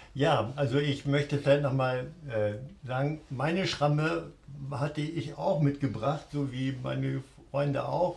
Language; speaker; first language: German; native; German